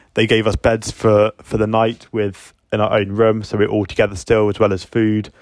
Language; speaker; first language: English; native; English